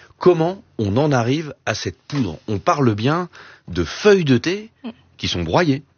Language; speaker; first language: French; native; French